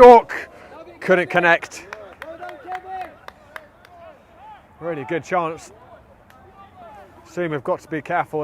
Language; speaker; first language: English; native; English